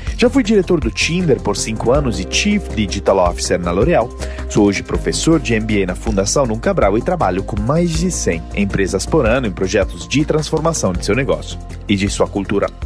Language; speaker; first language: Portuguese; non-native, fluent; Italian